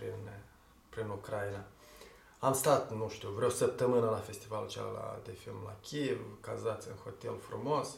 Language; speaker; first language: Romanian; native; Romanian